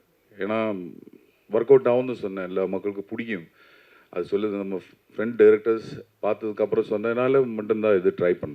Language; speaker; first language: Tamil; non-native, learner; Malayalam